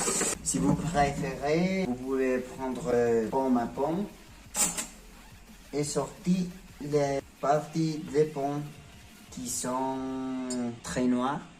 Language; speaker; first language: French; non-native, learner; Spanish